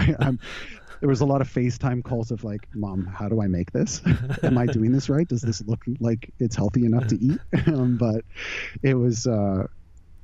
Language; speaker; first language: English; native; English